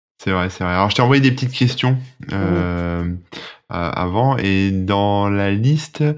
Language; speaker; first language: French; native; French